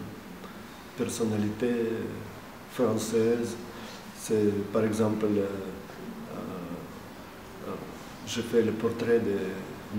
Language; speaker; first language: French; non-native, fluent; Russian